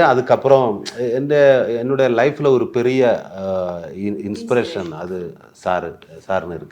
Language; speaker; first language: Tamil; non-native, learner; Malayalam